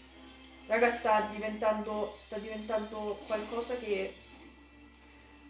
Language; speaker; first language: Italian; native; Italian